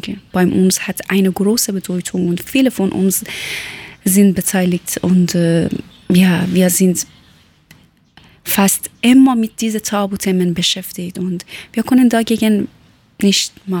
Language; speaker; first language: German; non-native, learner; Persian